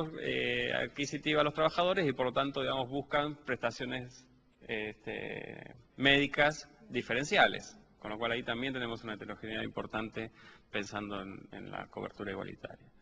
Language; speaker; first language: Spanish; native; Spanish